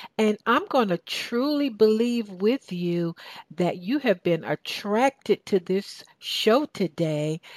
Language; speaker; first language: English; native; English